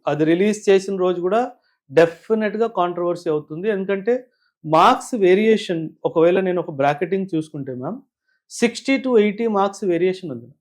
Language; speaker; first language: Telugu; non-native, local second language; Punjabi